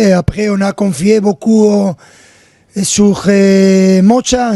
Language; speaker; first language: French; non-native, fluent; Spanish